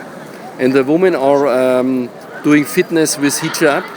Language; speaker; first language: English; non-native, learner; German